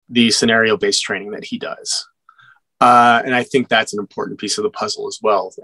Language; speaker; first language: English; native; English